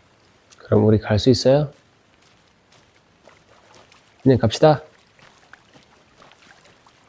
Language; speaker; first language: Korean; non-native, learner; Indonesian